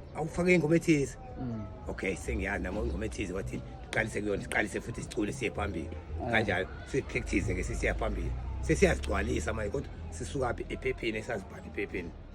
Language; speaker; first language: Zulu; native; Zulu